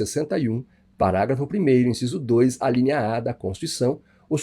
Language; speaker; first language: Portuguese; native; Portuguese